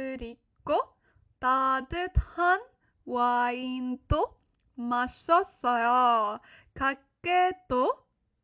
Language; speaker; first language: Korean; non-native, learner; English